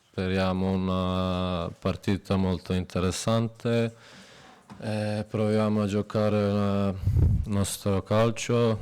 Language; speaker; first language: Italian; non-native, fluent; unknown